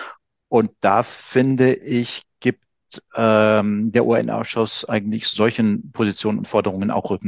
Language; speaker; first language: German; native; German